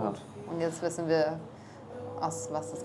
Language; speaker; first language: German; non-native, fluent; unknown